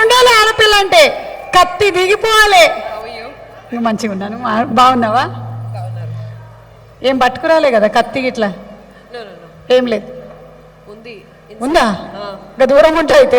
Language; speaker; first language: Telugu; native; Telugu